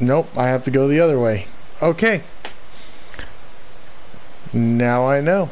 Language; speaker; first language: English; native; English